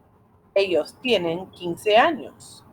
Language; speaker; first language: Spanish; non-native, fluent; English